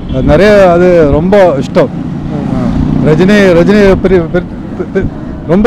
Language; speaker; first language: Tamil; non-native, learner; Malayalam